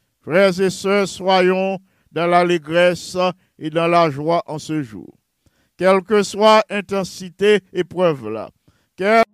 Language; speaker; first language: French; non-native, local second language; Haitian Creole